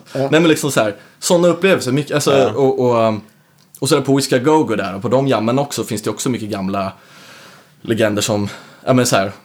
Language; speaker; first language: Swedish; native; Swedish